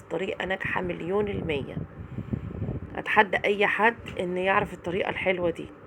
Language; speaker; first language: Arabic; native; Arabic